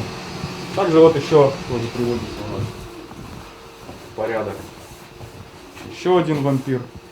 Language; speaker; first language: Russian; native; Russian